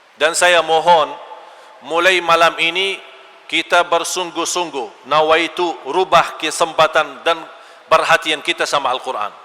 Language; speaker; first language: Malay; non-native, fluent; Arabic